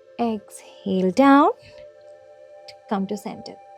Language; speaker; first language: English; non-native, local second language; Malayalam